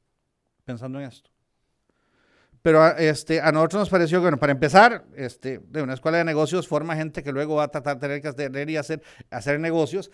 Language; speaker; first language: Spanish; native; Spanish